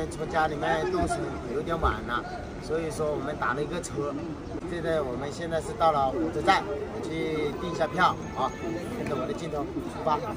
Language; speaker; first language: Chinese; native; Chinese